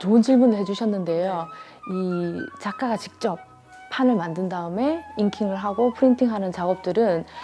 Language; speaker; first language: Korean; native; Korean